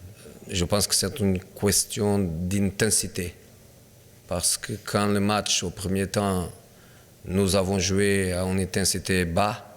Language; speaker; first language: French; non-native, fluent; Portuguese